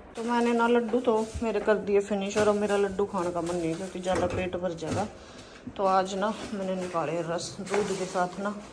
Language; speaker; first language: Hindi; native; Hindi